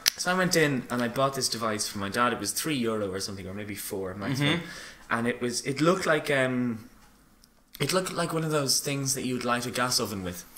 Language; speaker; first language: English; native; English